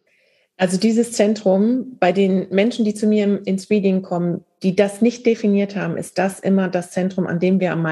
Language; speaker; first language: German; native; German